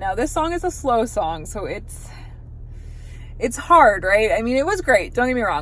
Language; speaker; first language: English; native; English